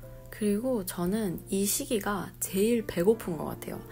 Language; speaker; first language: Korean; native; Korean